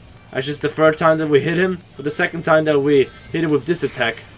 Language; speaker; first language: English; non-native, fluent; German